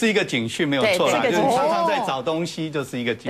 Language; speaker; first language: Chinese; native; Chinese